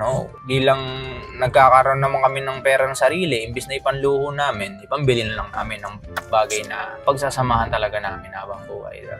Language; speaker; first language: Filipino; native; Filipino